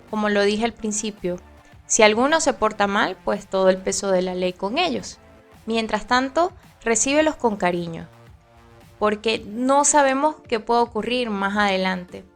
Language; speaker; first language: Spanish; native; Spanish